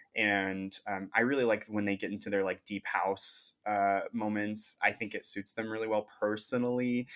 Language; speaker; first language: English; native; English